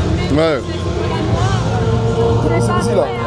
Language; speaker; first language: French; native; French